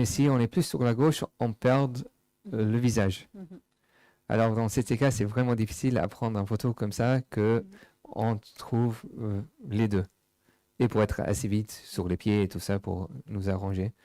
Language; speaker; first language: French; non-native, fluent; English